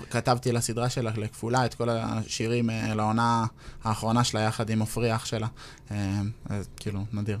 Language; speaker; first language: Hebrew; early bilingual, other home language; English